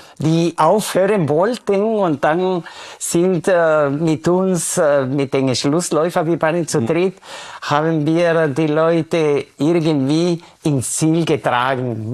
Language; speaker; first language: German; non-native, fluent; Spanish